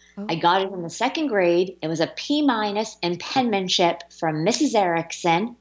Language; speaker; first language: English; native; English